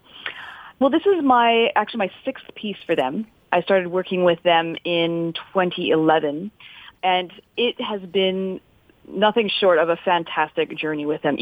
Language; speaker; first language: English; non-native, local second language; French